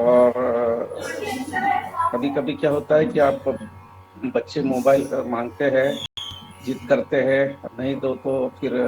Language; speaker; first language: Hindi; native; Hindi